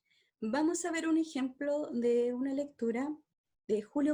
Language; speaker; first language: Spanish; native; Spanish